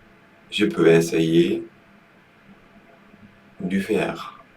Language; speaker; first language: French; non-native, learner; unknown